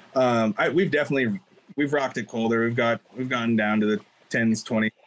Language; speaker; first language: English; native; English